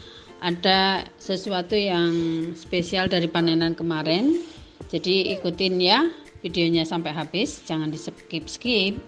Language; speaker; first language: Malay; non-native, local second language; Javanese